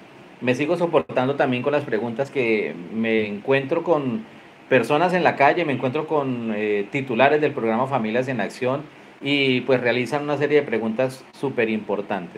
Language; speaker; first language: Spanish; native; Spanish